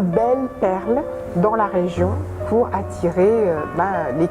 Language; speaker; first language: French; native; French